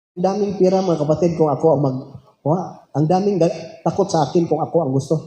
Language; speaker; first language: Filipino; non-native, local second language; Cebuano